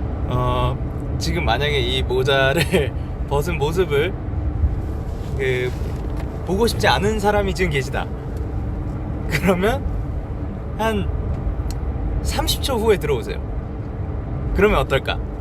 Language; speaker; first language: Korean; early bilingual, heritage; Korean